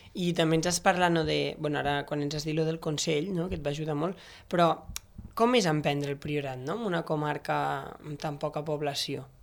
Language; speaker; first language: Catalan; native; Catalan